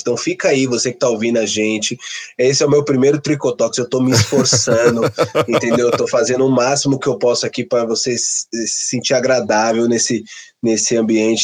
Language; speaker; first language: Portuguese; native; Portuguese